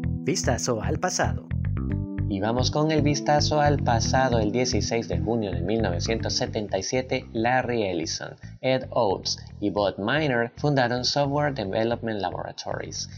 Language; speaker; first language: Spanish; native; Spanish